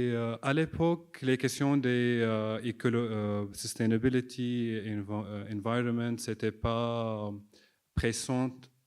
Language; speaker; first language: French; non-native, fluent; Arabic